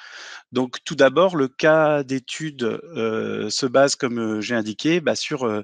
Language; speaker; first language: French; native; French